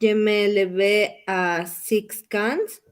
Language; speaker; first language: French; non-native, learner; Spanish